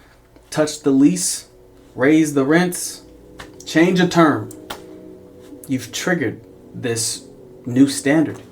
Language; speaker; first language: English; native; English